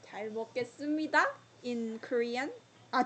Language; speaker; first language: English; non-native, learner; Korean